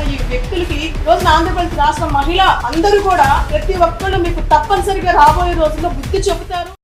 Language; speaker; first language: Telugu; native; Telugu